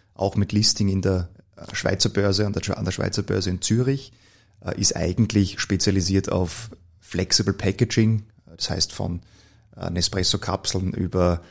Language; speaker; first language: German; native; German